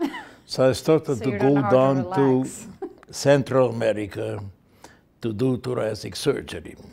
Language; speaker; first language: English; non-native, fluent; Hungarian